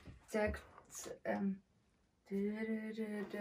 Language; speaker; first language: German; native; German